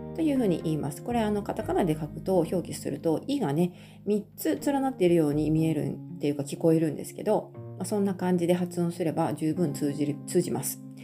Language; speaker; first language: Japanese; native; Japanese